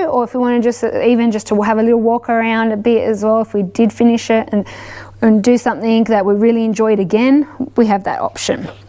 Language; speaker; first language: English; native; English